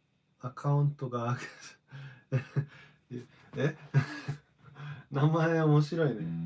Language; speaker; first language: Japanese; non-native, fluent; English